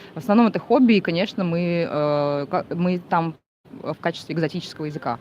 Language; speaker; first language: Russian; native; Russian